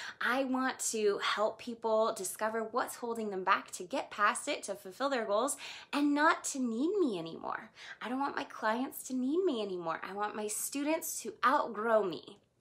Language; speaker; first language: English; native; English